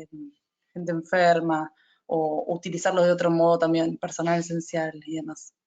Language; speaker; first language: Spanish; native; Spanish